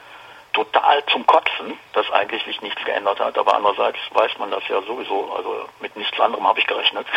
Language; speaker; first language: German; native; German